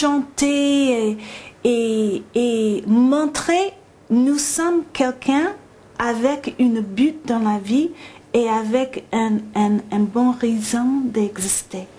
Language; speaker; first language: French; non-native, learner; English